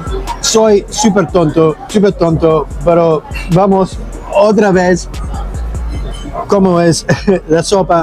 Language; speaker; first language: Spanish; non-native, learner; English